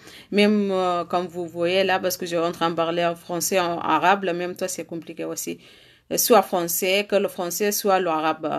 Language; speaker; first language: French; non-native, learner; Arabic